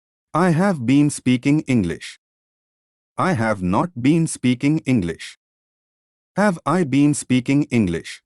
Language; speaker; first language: English; non-native, fluent; Hindi